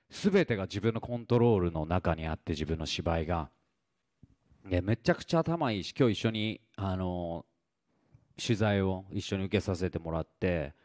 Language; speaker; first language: Japanese; native; Japanese